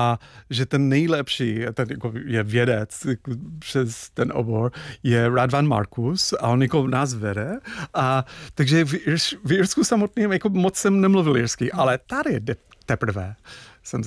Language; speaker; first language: Czech; non-native, fluent; English